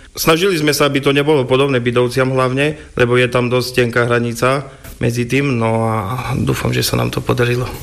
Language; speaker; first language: Slovak; non-native, local second language; Rusyn